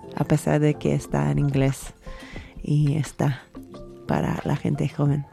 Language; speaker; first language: Spanish; non-native, fluent; English